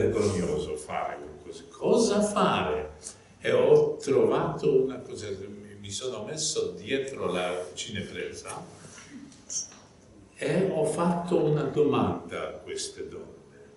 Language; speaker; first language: Italian; non-native, fluent; Polish